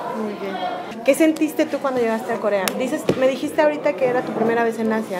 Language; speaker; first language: Spanish; native; Spanish